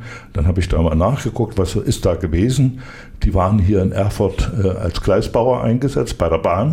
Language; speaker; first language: German; native; German